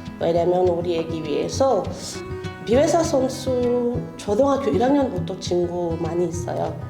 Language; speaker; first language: Korean; non-native, learner; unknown